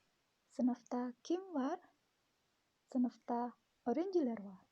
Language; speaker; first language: Turkish; non-native, fluent; Indonesian